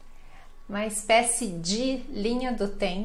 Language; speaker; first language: Portuguese; native; Portuguese